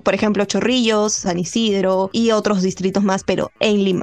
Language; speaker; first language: Spanish; native; Spanish